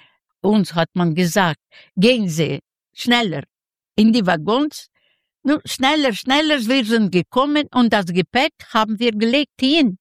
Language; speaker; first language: German; non-native, learner; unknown